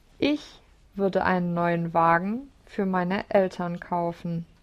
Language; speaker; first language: German; non-native, learner; English